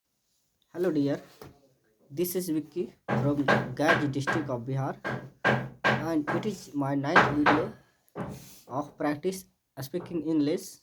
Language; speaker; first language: English; non-native, learner; Hindi